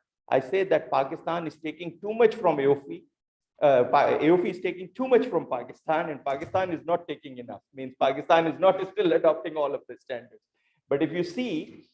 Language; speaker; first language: English; non-native, local second language; Urdu